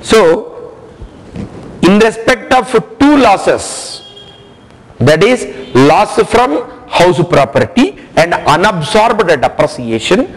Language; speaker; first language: English; non-native, local second language; Hindi